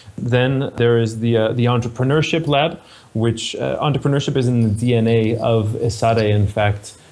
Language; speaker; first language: English; native; English